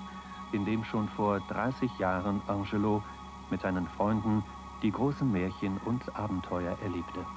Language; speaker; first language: German; native; German